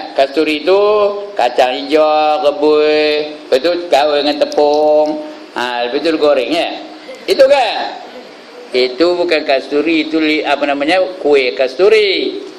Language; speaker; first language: Malay; native; Malay